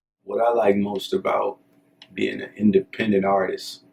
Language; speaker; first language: English; native; English